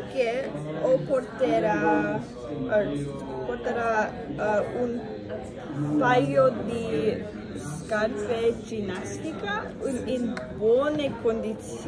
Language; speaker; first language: Italian; non-native, learner; English